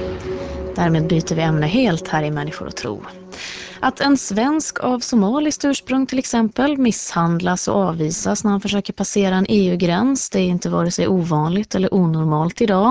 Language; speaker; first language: Swedish; native; Swedish